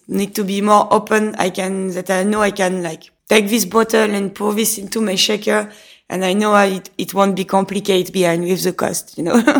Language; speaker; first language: English; non-native, fluent; French